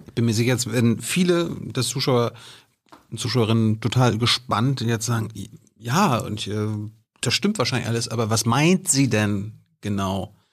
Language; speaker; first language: German; native; German